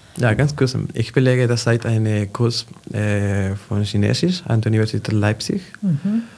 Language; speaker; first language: German; non-native, fluent; Spanish